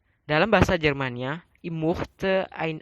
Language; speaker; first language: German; non-native, learner; Indonesian